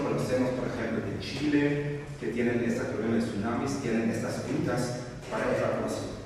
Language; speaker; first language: Spanish; non-native, fluent; German